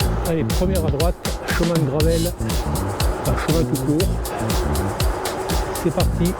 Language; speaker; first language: French; native; French